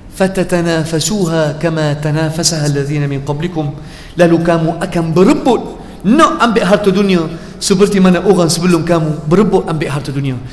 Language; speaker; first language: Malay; non-native, fluent; Arabic